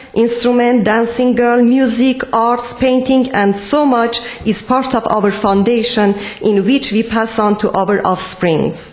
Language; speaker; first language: English; non-native, fluent; Persian